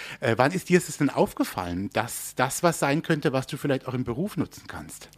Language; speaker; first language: German; native; German